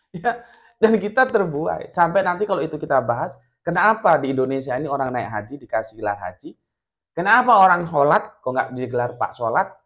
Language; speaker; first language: Indonesian; non-native, local second language; Javanese